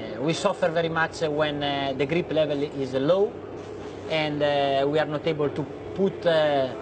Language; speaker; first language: English; non-native, learner; Italian